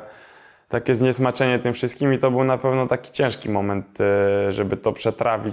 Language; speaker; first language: Polish; native; Polish